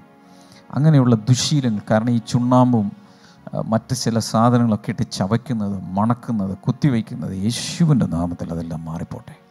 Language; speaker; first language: Malayalam; native; Malayalam